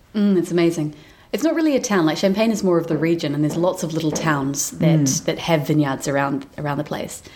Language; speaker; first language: English; native; English